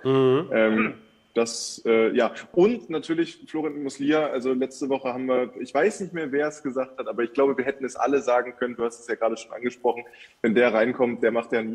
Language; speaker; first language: German; native; German